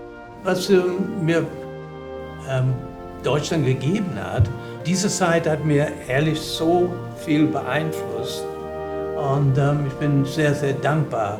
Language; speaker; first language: German; non-native, fluent; English